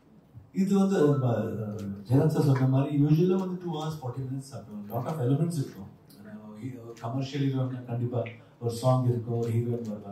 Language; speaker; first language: Tamil; non-native, learner; Kannada